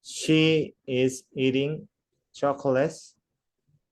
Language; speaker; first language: English; non-native, learner; Korean